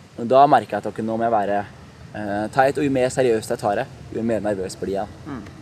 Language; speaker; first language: Norwegian; early bilingual, other home language; Somali